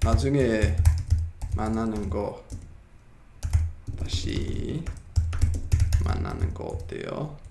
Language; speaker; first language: Korean; non-native, fluent; English